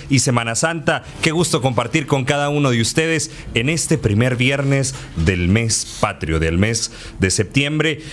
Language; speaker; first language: Spanish; native; Spanish